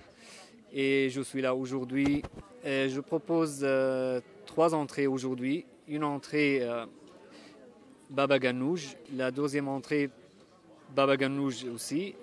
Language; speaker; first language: French; non-native, fluent; Arabic